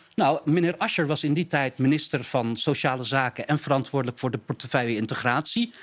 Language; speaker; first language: Dutch; non-native, local second language; Turkish